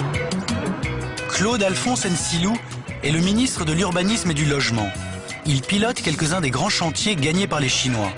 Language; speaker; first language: French; native; French